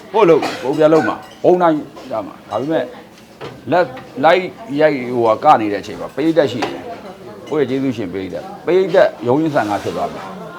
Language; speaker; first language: Burmese; native; Burmese